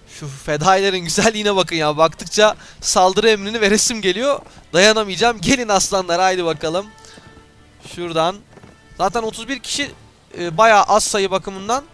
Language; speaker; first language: Turkish; native; Turkish